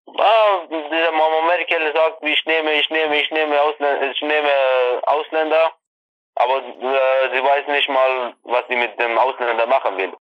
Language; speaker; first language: German; non-native, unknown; Persian